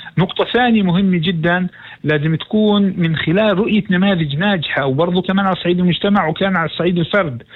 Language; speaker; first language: Arabic; native; Arabic